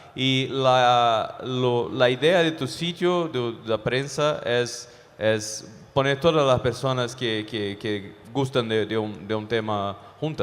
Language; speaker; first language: Spanish; non-native, fluent; Portuguese